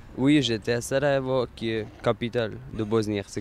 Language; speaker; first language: French; non-native, learner; Bosnian